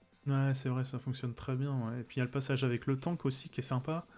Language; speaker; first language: French; native; French